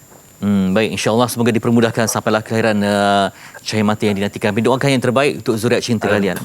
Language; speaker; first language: Malay; native; Malay